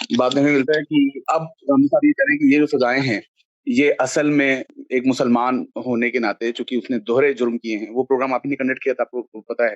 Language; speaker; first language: Urdu; native; Urdu